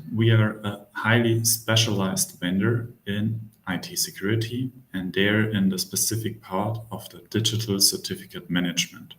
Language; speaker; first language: English; non-native, fluent; German